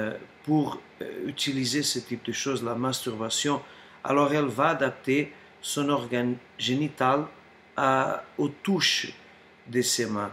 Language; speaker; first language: French; non-native, fluent; Portuguese